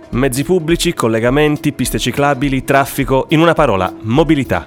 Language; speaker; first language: Italian; native; Italian